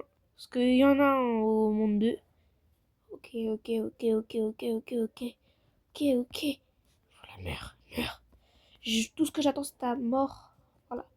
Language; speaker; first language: French; native; French